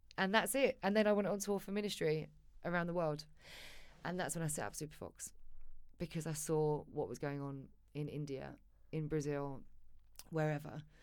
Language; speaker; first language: English; native; English